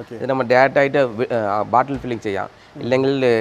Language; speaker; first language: Malayalam; non-native, learner; Tamil